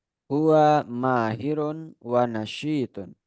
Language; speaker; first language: Arabic; non-native, fluent; Indonesian